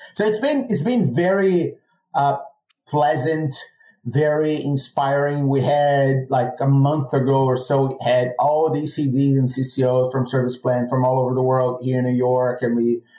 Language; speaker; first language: English; non-native, fluent; Portuguese